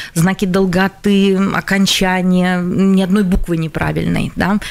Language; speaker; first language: Russian; non-native, local second language; Latvian